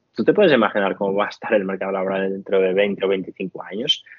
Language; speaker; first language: Spanish; non-native, fluent; Portuguese